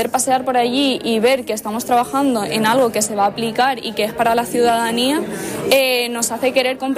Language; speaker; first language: Spanish; native; Spanish